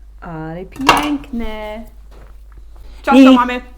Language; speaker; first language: Polish; non-native, learner; English